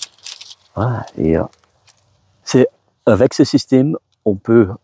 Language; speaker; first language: French; non-native, local second language; Dutch